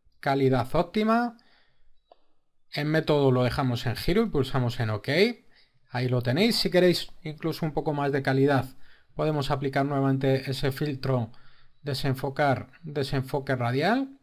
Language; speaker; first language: Spanish; native; Spanish